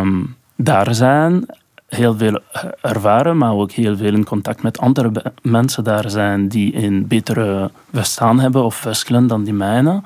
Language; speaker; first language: Dutch; non-native, local second language; French